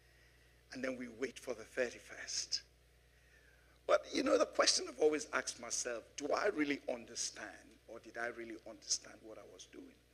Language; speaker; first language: English; non-native, local second language; Yoruba